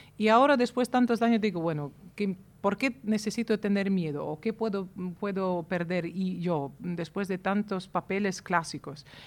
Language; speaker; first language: Spanish; non-native, fluent; Latvian